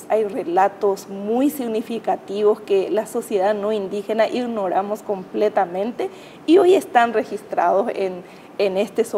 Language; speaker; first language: Spanish; native; Spanish